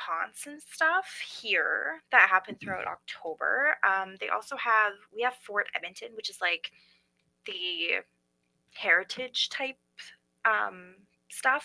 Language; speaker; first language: English; native; English